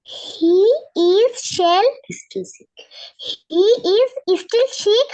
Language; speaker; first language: English; non-native, learner; Bangla